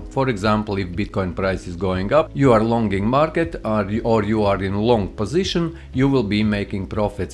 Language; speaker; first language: English; non-native, fluent; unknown